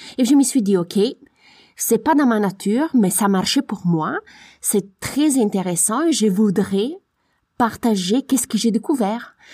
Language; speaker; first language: French; non-native, fluent; Italian